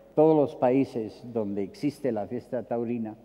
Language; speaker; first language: Spanish; non-native, fluent; English